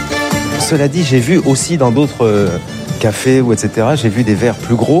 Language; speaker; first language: French; native; French